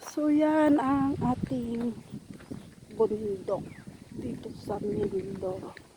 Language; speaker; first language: Filipino; native; Filipino